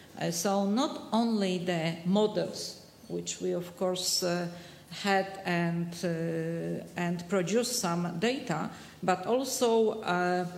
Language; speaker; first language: English; non-native, fluent; Polish